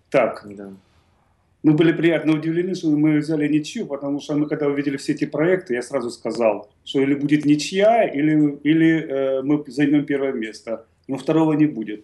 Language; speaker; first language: Russian; native; Russian